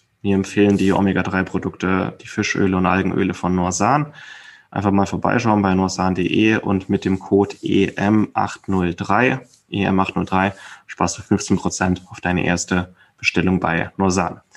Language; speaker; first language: German; native; German